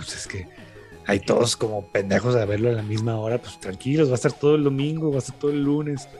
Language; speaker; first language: Spanish; native; Spanish